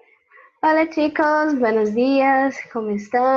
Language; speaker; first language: Spanish; non-native, fluent; Portuguese